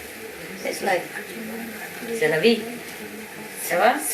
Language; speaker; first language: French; non-native, fluent; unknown